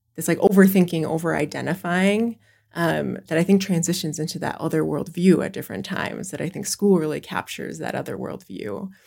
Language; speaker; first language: English; native; English